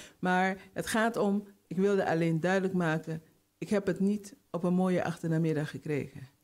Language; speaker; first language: Dutch; native; Dutch